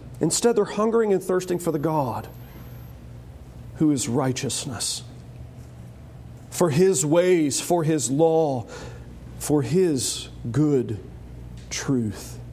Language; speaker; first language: English; native; English